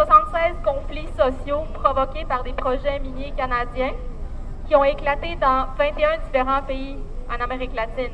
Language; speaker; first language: French; native; French